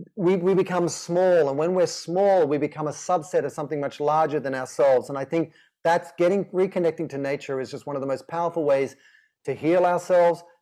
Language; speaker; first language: English; native; English